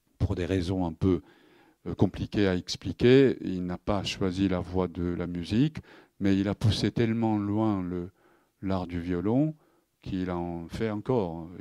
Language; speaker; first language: French; non-native, fluent; Japanese